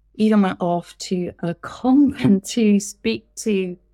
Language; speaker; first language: English; native; English